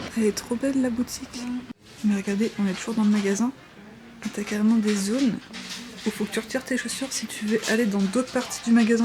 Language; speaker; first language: French; native; French